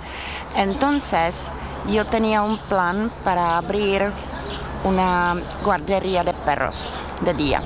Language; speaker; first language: Spanish; non-native, fluent; Czech